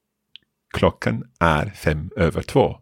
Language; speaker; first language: Swedish; non-native, learner; English